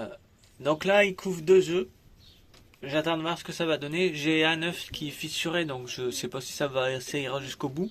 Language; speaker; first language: French; native; French